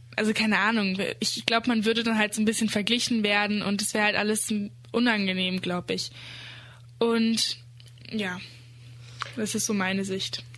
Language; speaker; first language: German; early bilingual, other home language; Dutch